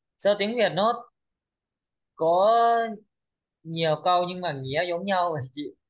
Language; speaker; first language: Vietnamese; non-native, learner; Lao